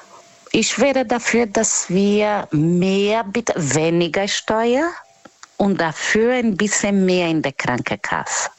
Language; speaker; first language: German; non-native, learner; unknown